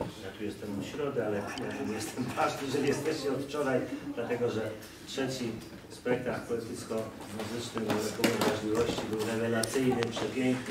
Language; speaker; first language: Polish; native; Polish